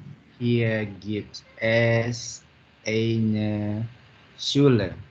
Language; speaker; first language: German; non-native, learner; Indonesian